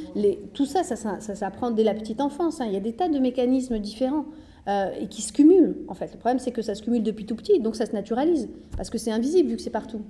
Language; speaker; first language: French; native; French